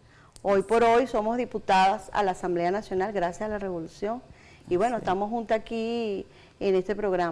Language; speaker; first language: Spanish; native; Spanish